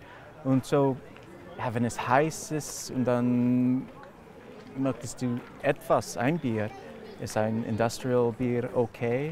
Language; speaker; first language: German; non-native, fluent; English